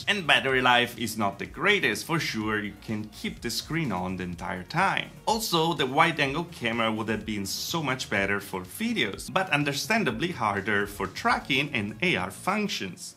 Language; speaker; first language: English; non-native, fluent; Italian